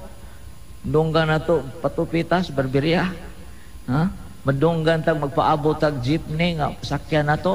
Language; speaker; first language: Cebuano; native; Cebuano